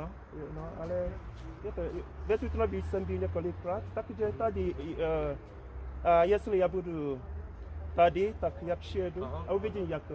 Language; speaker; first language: Czech; non-native, learner; English